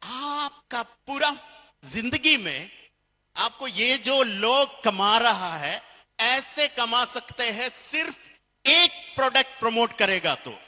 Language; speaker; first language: Hindi; non-native, fluent; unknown